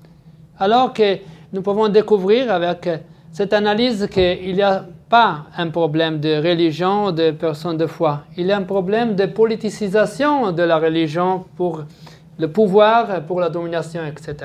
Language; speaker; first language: French; non-native, fluent; Arabic